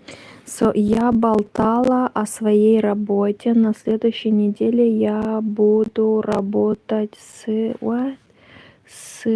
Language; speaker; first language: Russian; non-native, learner; Romanian